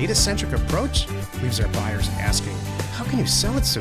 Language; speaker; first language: English; native; English